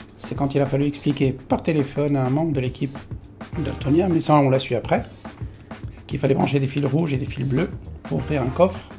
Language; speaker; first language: French; non-native, local second language; Arabic